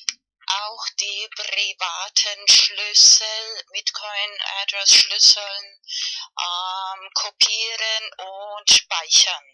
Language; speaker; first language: German; non-native, learner; Spanish